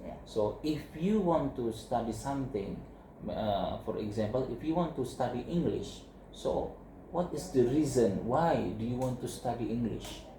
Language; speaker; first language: English; non-native, learner; Indonesian